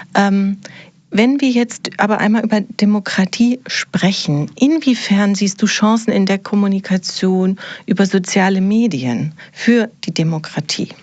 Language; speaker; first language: German; native; German